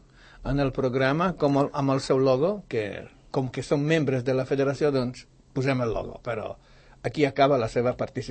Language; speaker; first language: Catalan; non-native, fluent; Polish